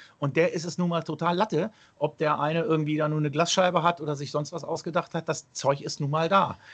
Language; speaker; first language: German; early bilingual, other home language; Arabic